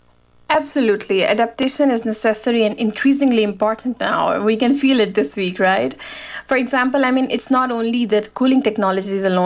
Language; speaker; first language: English; non-native, fluent; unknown